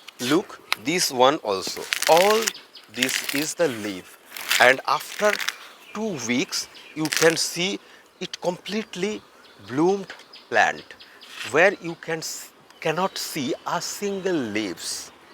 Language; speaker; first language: English; non-native, local second language; Bangla